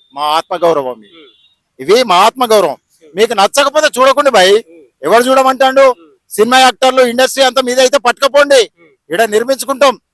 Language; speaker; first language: Telugu; native; Telugu